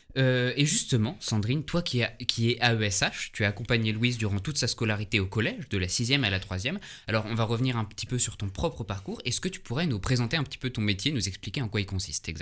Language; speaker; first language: French; native; French